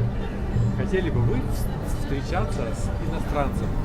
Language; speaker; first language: Russian; native; Russian